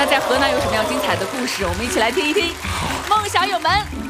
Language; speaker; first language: Chinese; native; Chinese